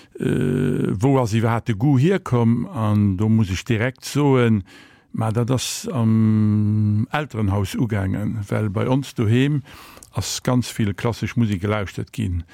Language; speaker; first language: Luxembourgish; native; Luxembourgish